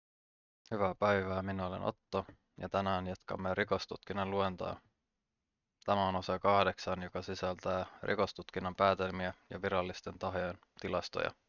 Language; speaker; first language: Finnish; native; Finnish